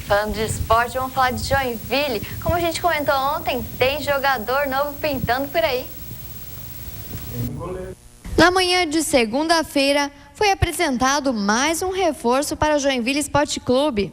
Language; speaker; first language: Portuguese; native; Portuguese